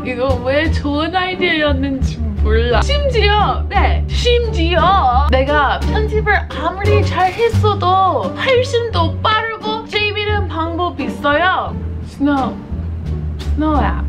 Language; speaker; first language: Korean; non-native, fluent; English